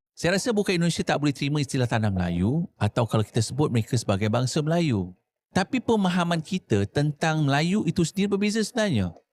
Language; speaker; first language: Malay; native; Malay